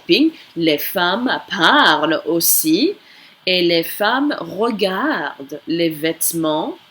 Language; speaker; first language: French; non-native, fluent; English